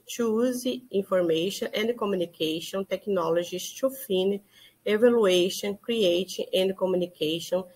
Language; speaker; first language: English; non-native, learner; Portuguese